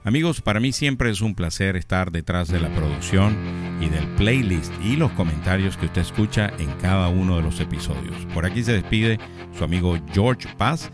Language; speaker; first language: Spanish; native; Spanish